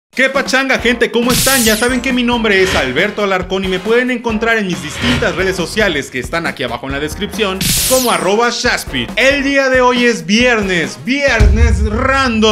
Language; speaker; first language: Spanish; native; Spanish